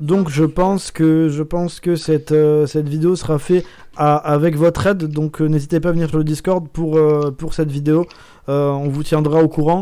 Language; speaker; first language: French; native; French